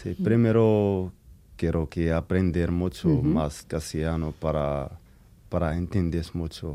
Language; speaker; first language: Spanish; non-native, learner; Arabic